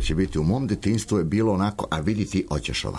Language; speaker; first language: Serbian; native; Serbian